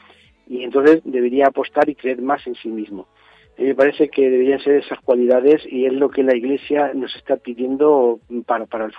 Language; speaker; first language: Spanish; native; Spanish